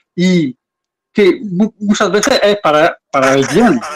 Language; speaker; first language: Spanish; non-native, fluent; Arabic